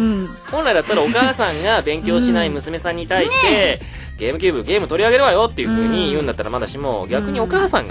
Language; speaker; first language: Japanese; native; Japanese